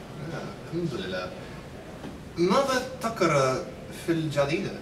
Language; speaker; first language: Arabic; non-native, learner; English